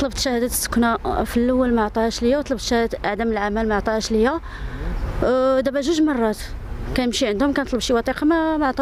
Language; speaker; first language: Arabic; native; Arabic